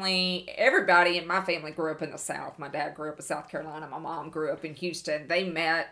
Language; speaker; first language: English; native; English